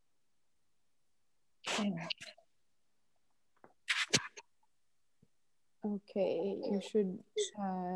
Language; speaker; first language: English; non-native, fluent; French